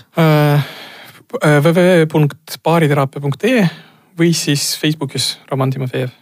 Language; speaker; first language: Estonian; non-native, local second language; Russian